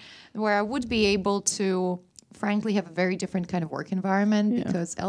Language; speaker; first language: English; non-native, fluent; Russian